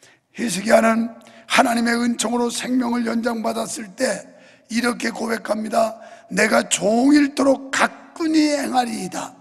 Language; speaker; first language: Korean; native; Korean